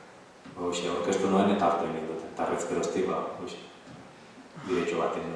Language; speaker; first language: Basque; non-native, fluent; Catalan